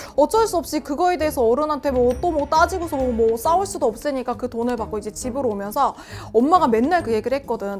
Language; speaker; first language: Korean; native; Korean